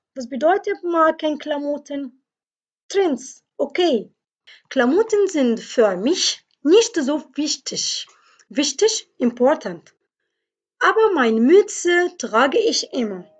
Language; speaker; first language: German; non-native, fluent; Arabic